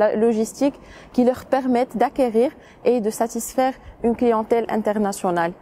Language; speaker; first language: French; non-native, local second language; Arabic